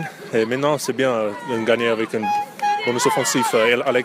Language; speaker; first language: French; non-native, learner; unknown